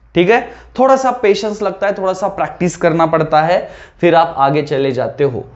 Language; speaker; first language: Hindi; non-native, local second language; Marathi